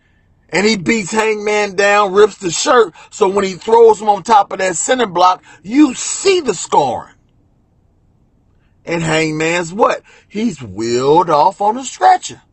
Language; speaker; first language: English; native; English